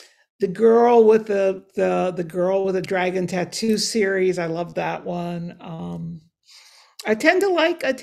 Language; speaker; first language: English; native; English